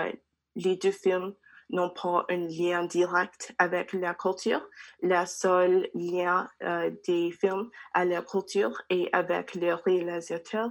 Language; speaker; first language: French; non-native, learner; English